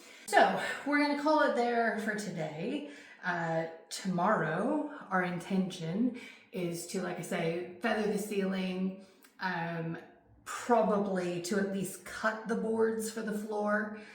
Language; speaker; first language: English; native; English